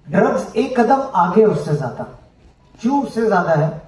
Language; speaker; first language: Hindi; non-native, local second language; Marathi